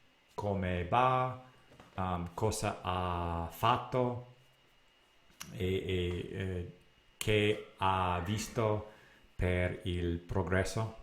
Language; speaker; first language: Italian; non-native, learner; English